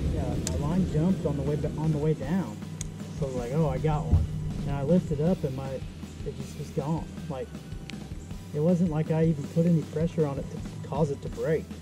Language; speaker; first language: English; native; English